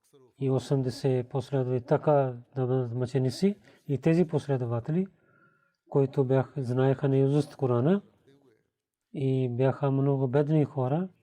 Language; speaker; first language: Bulgarian; non-native, learner; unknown